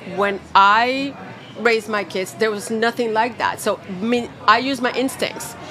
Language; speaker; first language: English; non-native, local second language; Spanish